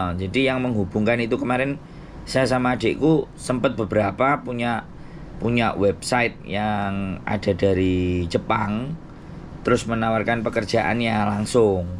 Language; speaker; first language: Indonesian; native; Indonesian